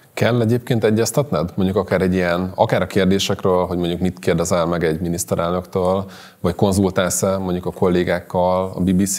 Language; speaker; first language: Hungarian; native; Hungarian